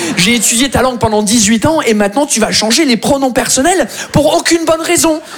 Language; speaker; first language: French; non-native, fluent; English